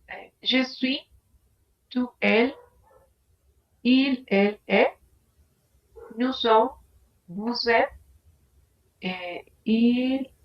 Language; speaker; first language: French; non-native, learner; Spanish